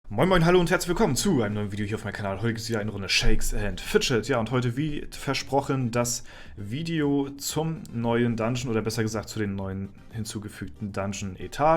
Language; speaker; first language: German; native; German